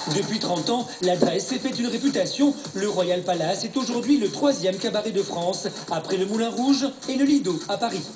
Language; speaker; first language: French; native; French